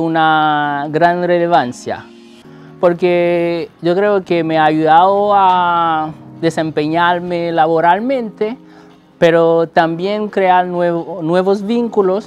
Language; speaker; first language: Spanish; non-native, fluent; Haitian Creole